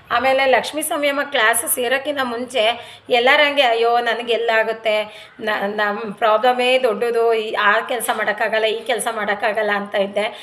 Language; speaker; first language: Kannada; non-native, local second language; Telugu